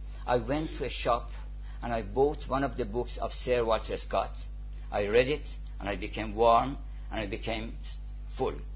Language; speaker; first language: English; non-native, fluent; Persian